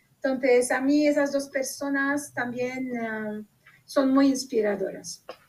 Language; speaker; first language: Spanish; non-native, fluent; Arabic